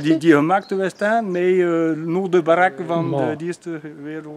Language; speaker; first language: Dutch; non-native, local second language; French